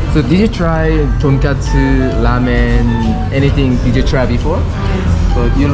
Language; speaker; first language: English; non-native, learner; Korean